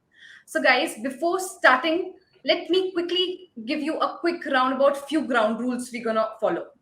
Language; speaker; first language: English; non-native, local second language; Hindi